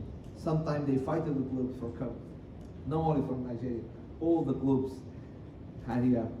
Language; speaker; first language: English; non-native, learner; Portuguese